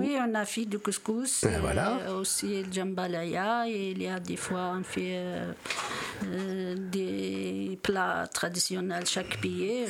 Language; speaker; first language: French; non-native, learner; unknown